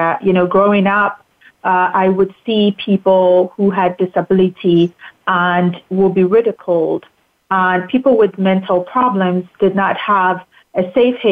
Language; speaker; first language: English; non-native, local second language; Akan